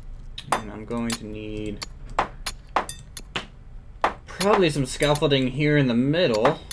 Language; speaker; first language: English; native; English